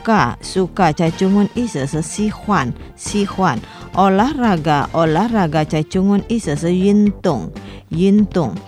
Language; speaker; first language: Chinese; non-native, learner; Indonesian